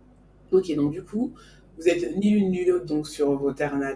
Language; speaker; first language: French; native; French